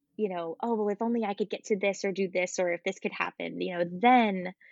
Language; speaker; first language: English; native; English